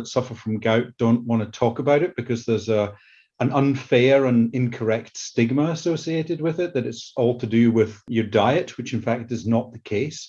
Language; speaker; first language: English; native; English